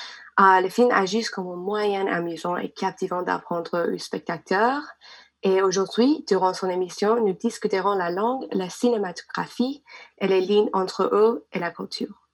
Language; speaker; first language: French; non-native, learner; English